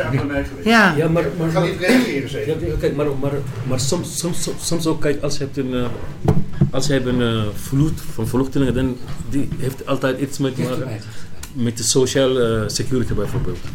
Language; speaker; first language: Dutch; non-native, learner; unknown